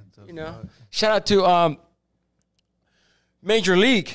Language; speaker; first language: English; early bilingual, other home language; Spanish